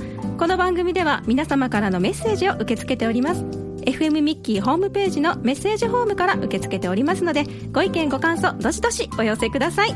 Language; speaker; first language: Japanese; native; Japanese